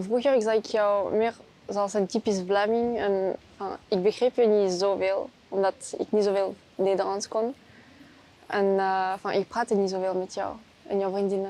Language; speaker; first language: Dutch; non-native, local second language; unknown